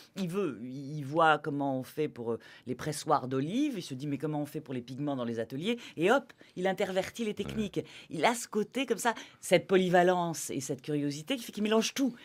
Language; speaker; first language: French; native; French